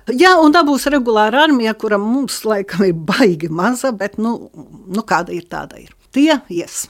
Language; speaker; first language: Latvian; native; Latvian